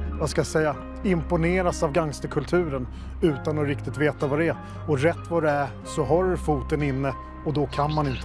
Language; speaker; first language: Swedish; native; Swedish